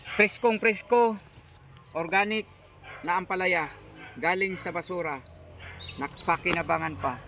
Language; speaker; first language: Filipino; non-native, local second language; Cebuano